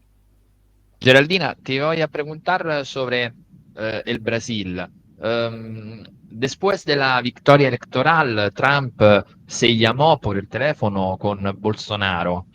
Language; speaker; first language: Spanish; non-native, fluent; Italian